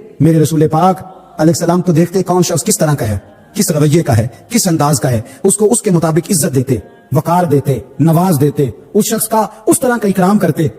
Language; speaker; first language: Urdu; non-native, local second language; Punjabi